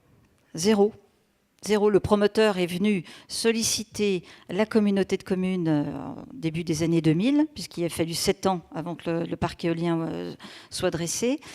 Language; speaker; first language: French; native; French